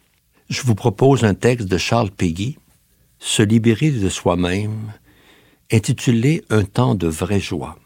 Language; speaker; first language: French; native; French